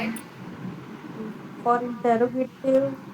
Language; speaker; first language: English; non-native, learner; Hindi